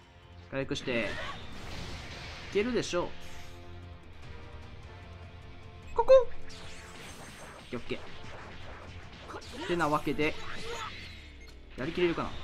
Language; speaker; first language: Japanese; native; Japanese